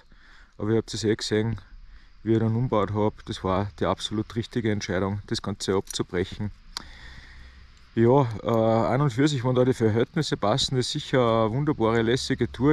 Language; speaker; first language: German; native; German